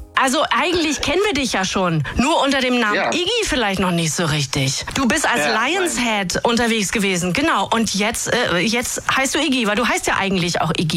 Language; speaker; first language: German; native; German